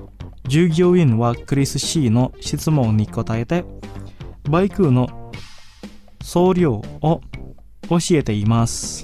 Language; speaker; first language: Japanese; non-native, fluent; Indonesian